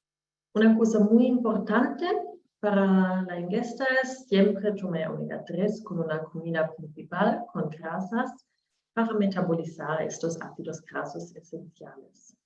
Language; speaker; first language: Spanish; non-native, learner; German